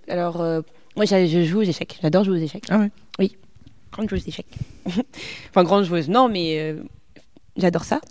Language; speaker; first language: French; native; French